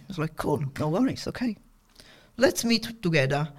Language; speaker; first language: English; non-native, fluent; Polish